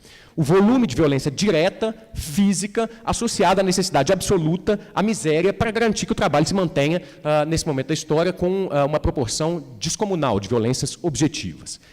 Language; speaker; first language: Portuguese; native; Portuguese